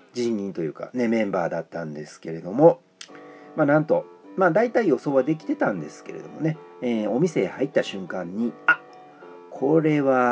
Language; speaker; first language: Japanese; native; Japanese